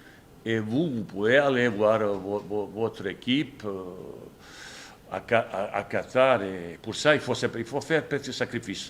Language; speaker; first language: French; non-native, fluent; Bosnian